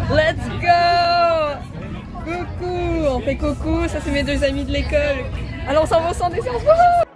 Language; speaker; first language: French; native; French